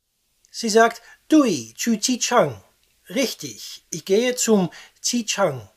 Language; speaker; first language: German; non-native, fluent; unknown